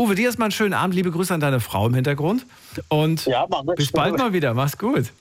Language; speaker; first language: German; native; German